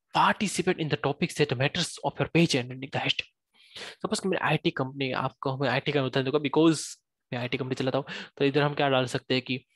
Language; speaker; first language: Hindi; native; Hindi